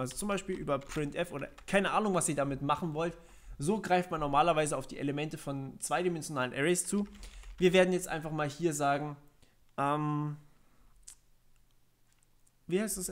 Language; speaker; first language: German; native; German